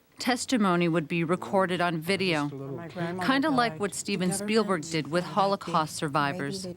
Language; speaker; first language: English; native; English